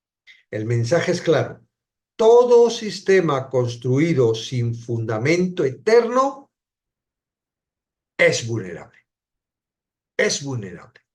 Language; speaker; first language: Spanish; native; Spanish